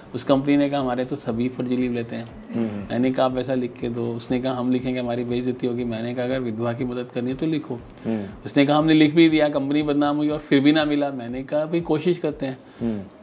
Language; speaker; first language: Hindi; native; Hindi